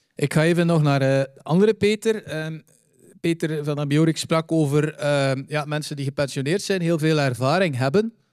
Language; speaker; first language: Dutch; native; Dutch